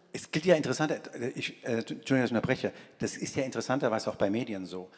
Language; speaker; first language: German; early bilingual, other home language; Spanish